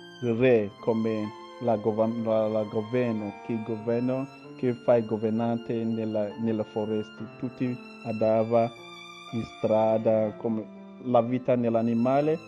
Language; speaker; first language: Italian; non-native, learner; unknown